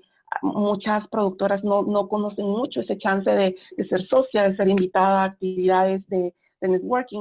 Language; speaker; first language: Spanish; native; Spanish